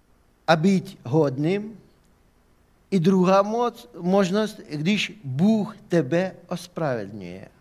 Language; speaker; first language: Czech; non-native, fluent; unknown